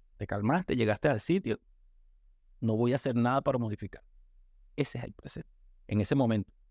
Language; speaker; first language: Spanish; native; Spanish